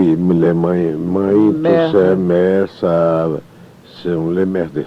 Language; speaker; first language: French; non-native, fluent; Portuguese